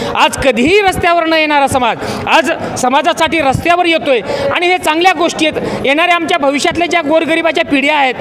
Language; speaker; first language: Marathi; non-native, local second language; Lambadi